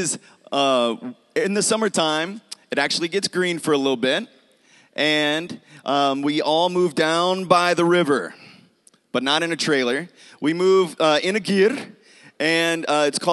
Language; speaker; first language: English; native; English